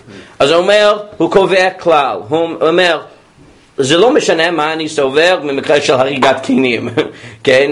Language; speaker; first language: Hebrew; non-native, fluent; English